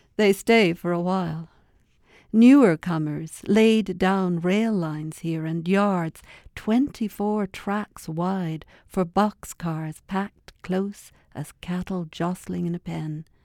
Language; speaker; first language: English; native; English